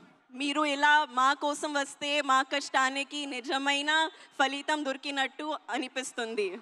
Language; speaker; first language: Telugu; non-native, learner; Hindi